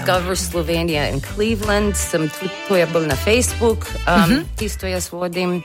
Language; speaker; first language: Slovenian; early bilingual, heritage; Slovenian